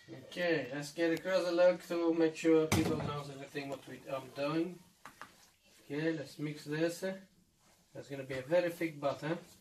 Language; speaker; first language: English; non-native, fluent; Portuguese